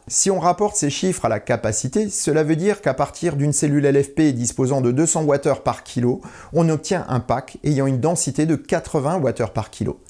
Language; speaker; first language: French; native; French